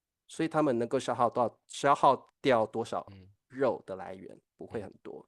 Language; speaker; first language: Chinese; native; Chinese